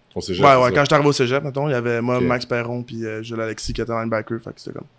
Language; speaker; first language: French; native; French